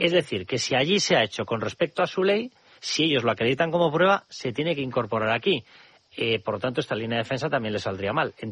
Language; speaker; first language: Spanish; native; Spanish